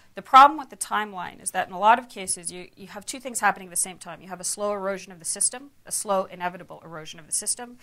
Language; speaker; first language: English; native; English